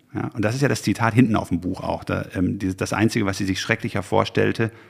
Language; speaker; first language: German; native; German